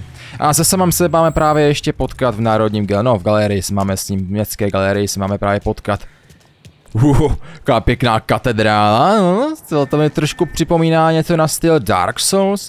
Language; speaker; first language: Czech; native; Czech